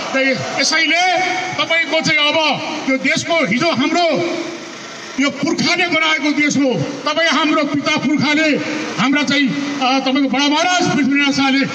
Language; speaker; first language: Nepali; native; Nepali